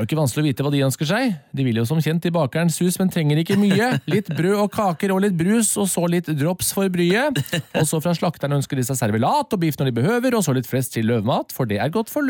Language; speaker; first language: Norwegian; native; Norwegian